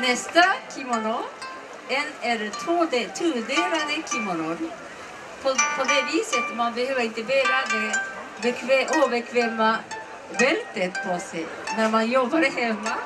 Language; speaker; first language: Swedish; non-native, learner; Japanese